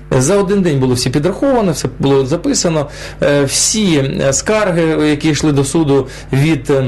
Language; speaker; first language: Ukrainian; non-native, local second language; Russian